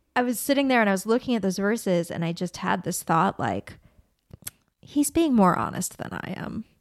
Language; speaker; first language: English; native; English